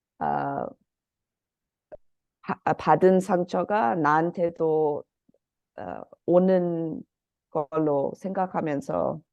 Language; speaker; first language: Korean; early bilingual, heritage; Korean